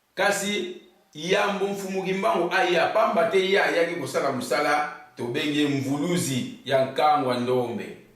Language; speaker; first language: Lingala; non-native, local second language; Kongo